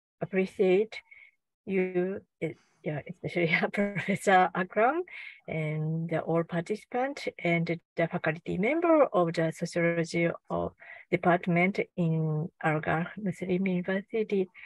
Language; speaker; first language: English; non-native, learner; Japanese